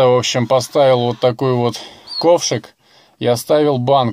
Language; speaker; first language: Russian; native; Russian